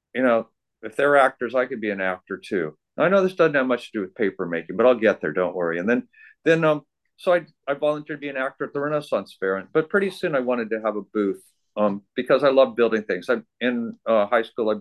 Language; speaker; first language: English; native; English